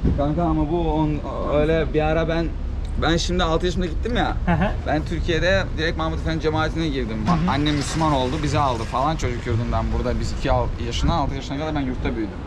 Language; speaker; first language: Turkish; early bilingual, other home language; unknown